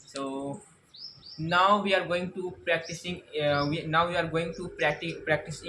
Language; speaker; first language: English; non-native, learner; Hindi